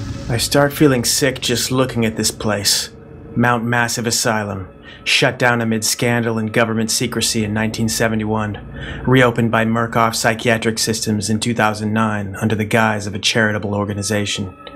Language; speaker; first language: English; native; English